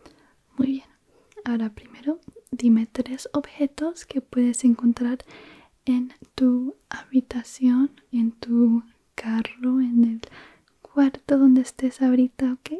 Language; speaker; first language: Spanish; early bilingual, heritage; Spanish